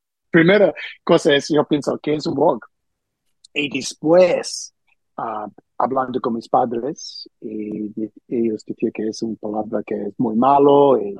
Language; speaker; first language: Spanish; early bilingual, heritage; Spanish